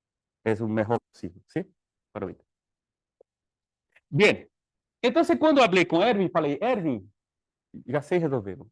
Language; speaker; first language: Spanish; non-native, learner; Portuguese